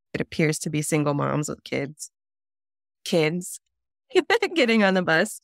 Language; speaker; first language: English; native; English